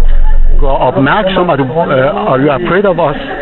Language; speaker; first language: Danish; non-native, fluent; Persian